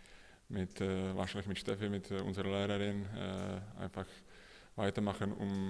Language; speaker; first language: German; non-native, fluent; Czech